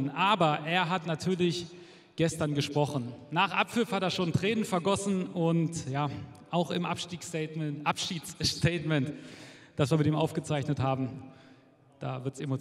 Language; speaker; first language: German; native; German